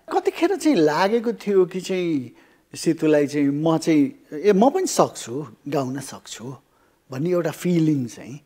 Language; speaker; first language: Nepali; native; Nepali